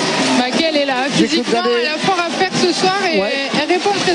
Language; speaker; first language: French; native; French